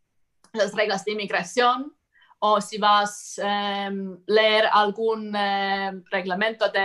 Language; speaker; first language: Spanish; non-native, fluent; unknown